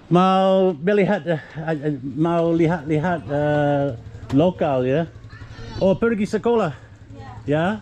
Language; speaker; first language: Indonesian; non-native, learner; English